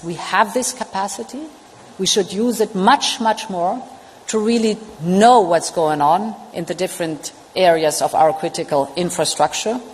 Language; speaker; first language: English; non-native, fluent; German